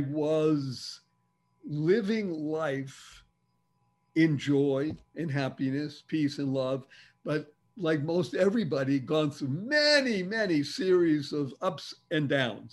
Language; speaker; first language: English; native; English